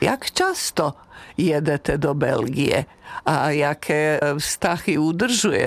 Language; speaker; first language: Czech; non-native, learner; French